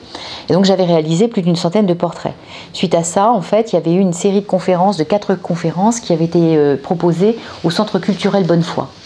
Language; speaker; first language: French; native; French